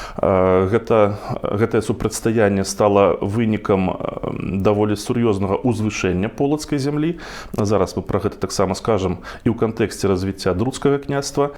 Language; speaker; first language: Belarusian; non-native, local second language; Russian